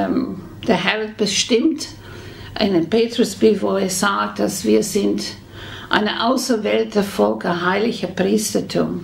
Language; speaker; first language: German; non-native, fluent; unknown